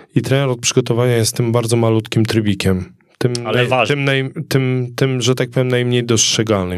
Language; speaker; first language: Polish; native; Polish